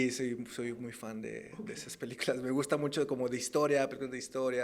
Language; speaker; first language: Spanish; native; Spanish